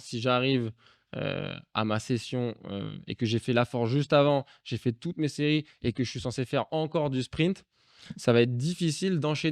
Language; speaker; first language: French; native; French